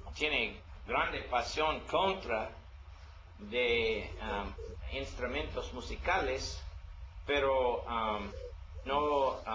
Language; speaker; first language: Spanish; non-native, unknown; English